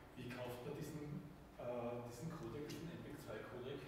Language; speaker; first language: German; native; German